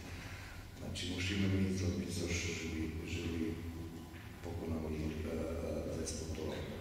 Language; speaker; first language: Polish; non-native, fluent; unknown